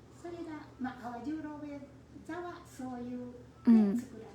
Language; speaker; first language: Japanese; native; Japanese